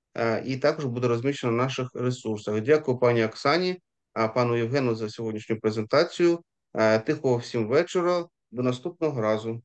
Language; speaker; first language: Ukrainian; native; Ukrainian